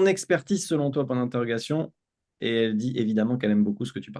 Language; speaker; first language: French; native; French